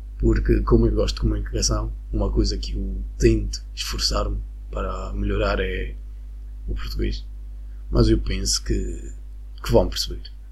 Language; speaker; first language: Portuguese; non-native, fluent; Spanish